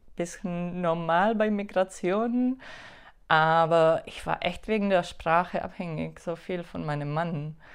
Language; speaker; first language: German; non-native, fluent; Czech